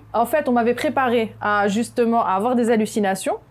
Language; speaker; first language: French; non-native, local second language; Arabic